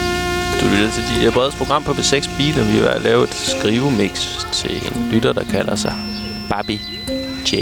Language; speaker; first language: Danish; native; Danish